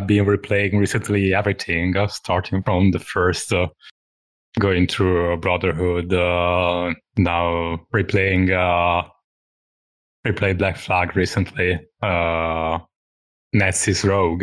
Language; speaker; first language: English; non-native, fluent; Italian